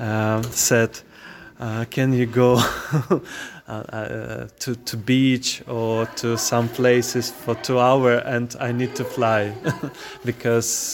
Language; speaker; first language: English; non-native, learner; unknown